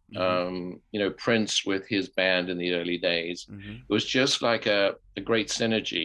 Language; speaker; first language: English; native; English